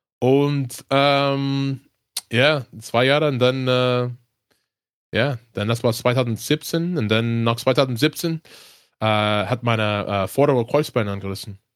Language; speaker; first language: German; non-native, learner; English